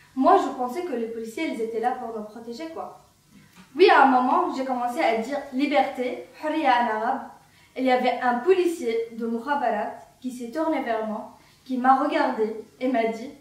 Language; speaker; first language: French; non-native, fluent; Arabic